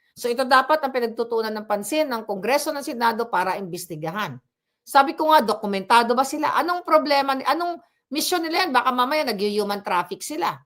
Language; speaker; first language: Filipino; non-native, local second language; Cebuano